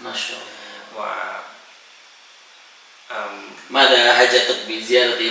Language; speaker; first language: Arabic; non-native, fluent; Indonesian